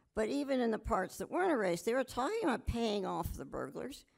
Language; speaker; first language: English; native; English